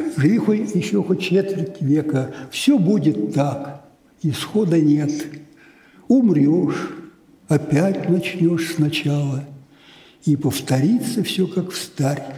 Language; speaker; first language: Russian; native; Russian